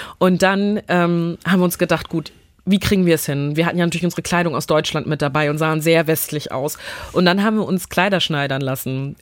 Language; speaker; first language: German; early bilingual, other home language; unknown